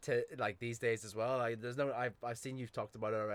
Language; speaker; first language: English; native; English